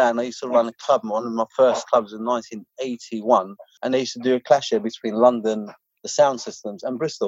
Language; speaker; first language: English; non-native, local second language; Arabic